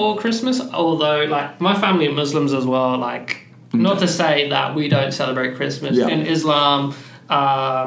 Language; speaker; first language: English; native; English